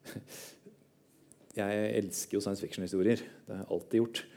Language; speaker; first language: Norwegian; native; Norwegian